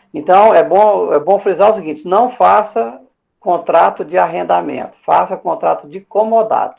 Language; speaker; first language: Portuguese; native; Portuguese